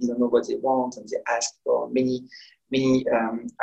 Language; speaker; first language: English; non-native, fluent; French